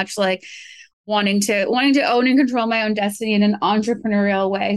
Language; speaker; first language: English; native; English